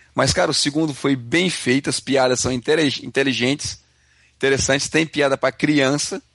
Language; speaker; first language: Portuguese; native; Portuguese